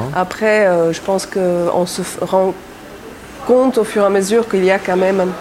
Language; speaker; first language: French; non-native, fluent; Czech